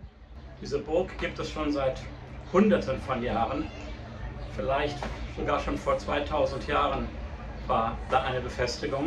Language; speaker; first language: German; native; German